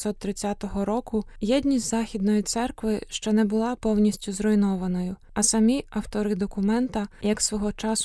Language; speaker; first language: Ukrainian; native; Ukrainian